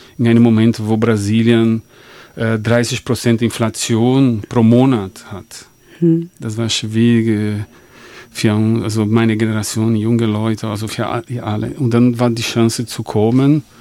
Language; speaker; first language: German; non-native, fluent; Portuguese